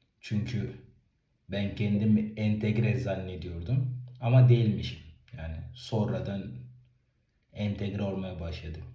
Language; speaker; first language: Turkish; non-native, fluent; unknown